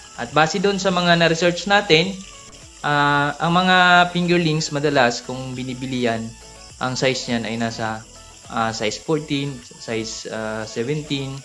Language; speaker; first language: Filipino; non-native, local second language; Cebuano